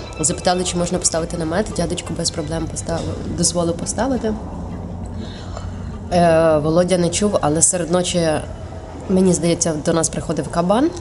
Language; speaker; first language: Ukrainian; native; Ukrainian